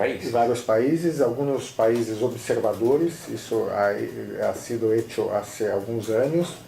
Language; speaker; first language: Spanish; non-native, fluent; Portuguese